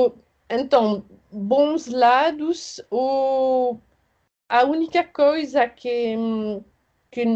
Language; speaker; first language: Portuguese; non-native, fluent; French